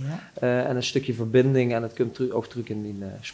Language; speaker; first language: Dutch; native; Dutch